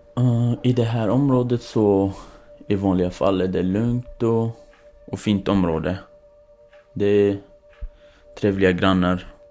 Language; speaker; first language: Swedish; non-native, fluent; Kurdish